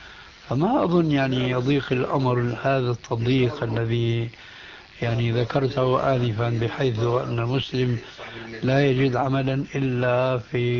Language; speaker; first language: Arabic; early bilingual, other home language; Albanian